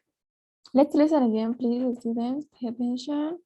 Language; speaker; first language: English; non-native, fluent; Spanish